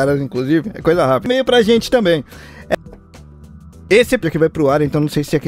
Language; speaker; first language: Portuguese; native; Portuguese